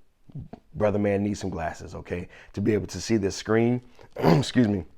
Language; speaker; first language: English; native; English